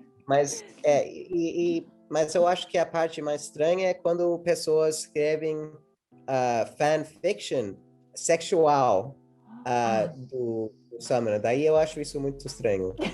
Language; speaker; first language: Portuguese; early bilingual, heritage; English